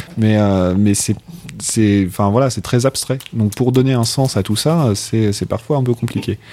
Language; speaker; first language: French; native; French